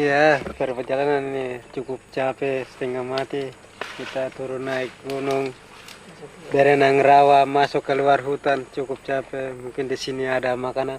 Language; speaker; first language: Indonesian; non-native, local second language; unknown